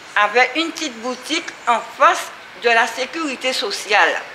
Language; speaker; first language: French; native; French